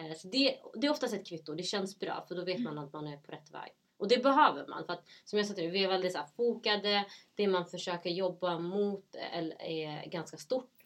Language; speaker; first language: Swedish; early bilingual, other home language; Somali